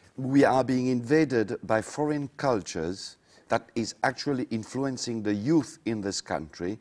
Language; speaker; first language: English; non-native, local second language; Seselwa Creole French